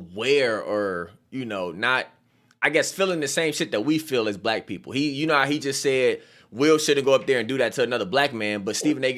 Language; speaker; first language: English; native; English